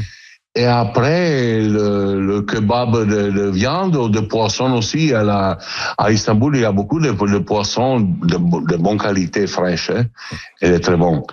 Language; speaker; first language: French; non-native, learner; Italian